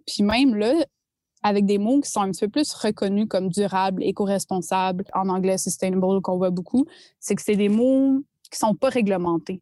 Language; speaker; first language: French; native; French